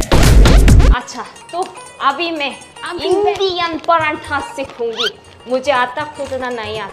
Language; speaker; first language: Hindi; non-native, learner; Korean